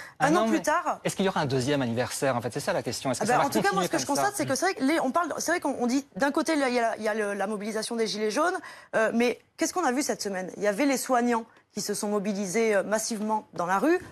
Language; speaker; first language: French; native; French